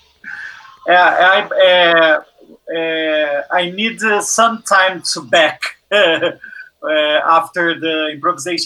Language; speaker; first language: English; non-native, learner; Portuguese